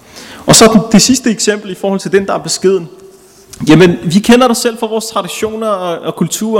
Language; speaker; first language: Danish; early bilingual, other home language; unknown